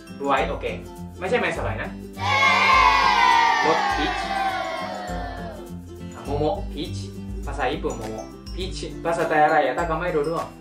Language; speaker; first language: Thai; non-native, fluent; Japanese